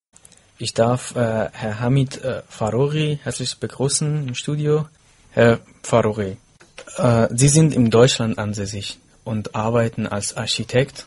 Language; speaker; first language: German; non-native, fluent; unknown